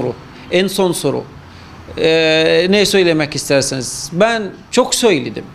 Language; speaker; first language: Turkish; non-native, fluent; Arabic